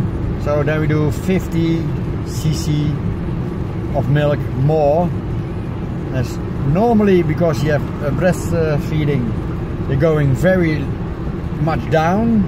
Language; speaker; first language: English; non-native, learner; Dutch